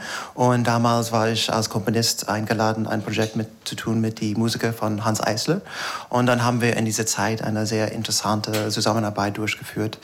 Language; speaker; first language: German; non-native, fluent; English